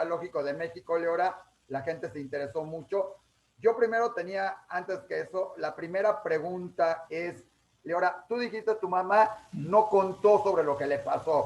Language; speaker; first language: Spanish; native; Spanish